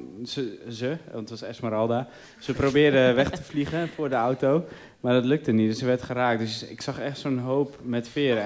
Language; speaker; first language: Dutch; native; Dutch